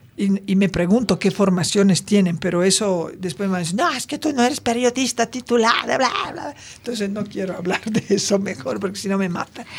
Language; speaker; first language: Spanish; non-native, fluent; Italian